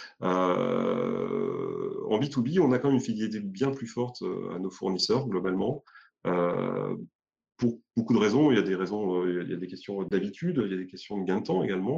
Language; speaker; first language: French; native; French